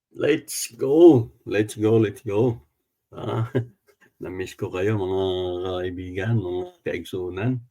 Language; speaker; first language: Filipino; non-native, local second language; Cebuano